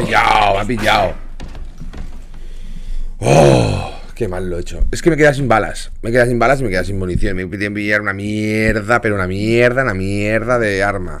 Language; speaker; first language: Spanish; native; Spanish